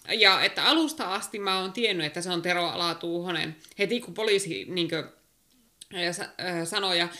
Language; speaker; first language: Finnish; native; Finnish